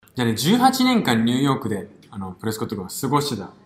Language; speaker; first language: Japanese; native; Japanese